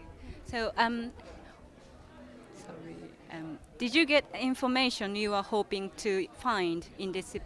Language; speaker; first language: English; non-native, learner; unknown